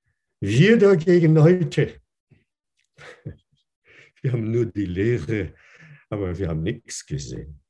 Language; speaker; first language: German; non-native, fluent; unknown